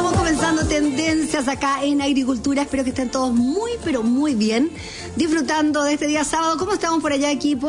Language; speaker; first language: Spanish; native; Spanish